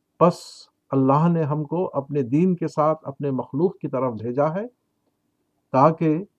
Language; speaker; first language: Urdu; native; Urdu